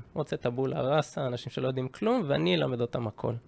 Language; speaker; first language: Hebrew; early bilingual, other home language; Japanese